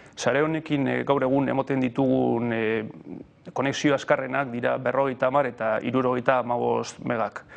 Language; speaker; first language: Basque; native; Basque